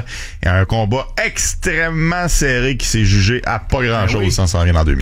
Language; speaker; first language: French; native; French